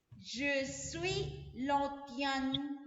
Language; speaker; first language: French; non-native, fluent; Spanish